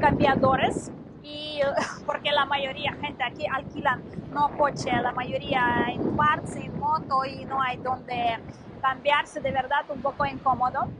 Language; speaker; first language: Spanish; non-native, learner; Russian